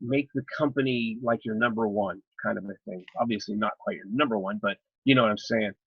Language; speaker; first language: English; native; English